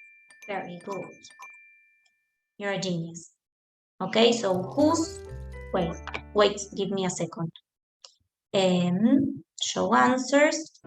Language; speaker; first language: English; non-native, fluent; Spanish